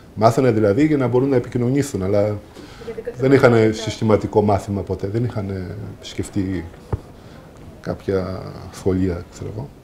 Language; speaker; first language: Greek; early bilingual, heritage; Greek